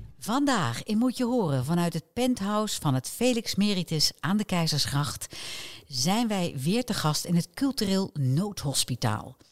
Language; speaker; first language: Dutch; native; Dutch